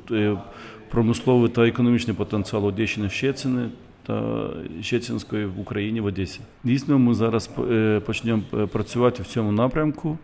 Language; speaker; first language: Ukrainian; non-native, local second language; Russian